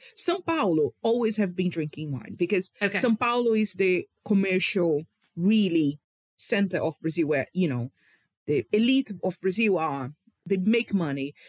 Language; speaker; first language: English; non-native, fluent; Portuguese